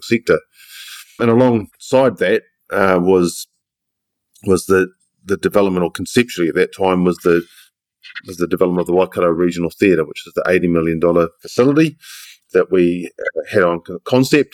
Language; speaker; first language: English; native; English